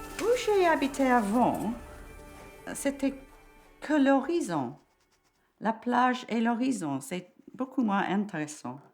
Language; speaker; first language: French; non-native, learner; English